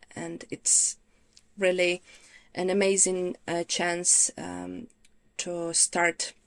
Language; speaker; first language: English; non-native, fluent; Ukrainian